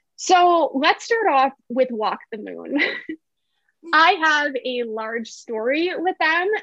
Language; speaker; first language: English; native; English